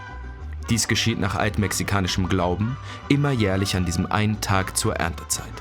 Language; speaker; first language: German; native; German